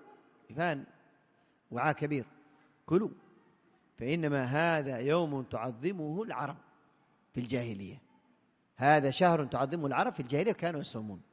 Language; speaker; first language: Arabic; native; Arabic